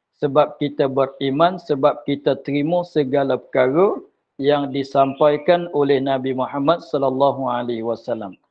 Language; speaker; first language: Malay; native; Malay